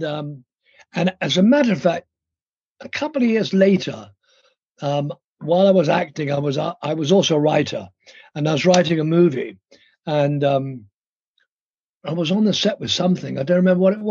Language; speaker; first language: English; native; English